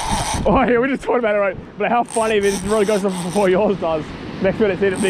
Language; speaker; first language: English; native; English